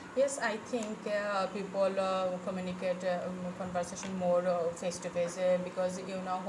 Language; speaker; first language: English; non-native, fluent; Bangla